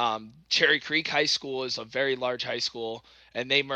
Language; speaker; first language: English; native; English